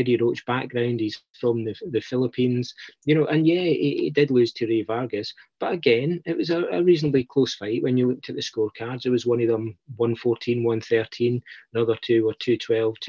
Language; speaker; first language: English; native; English